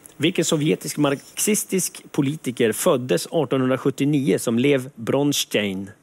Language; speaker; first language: Swedish; native; Swedish